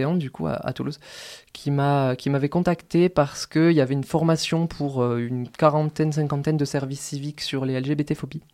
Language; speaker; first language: French; native; French